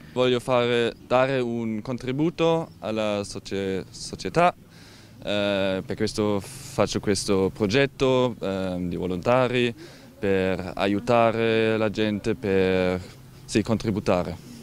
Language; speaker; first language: Italian; non-native, learner; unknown